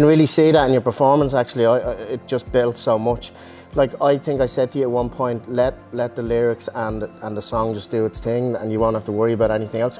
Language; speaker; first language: English; native; English